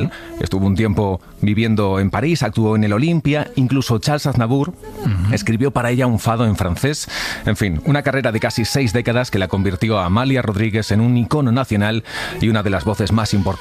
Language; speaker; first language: Spanish; native; Spanish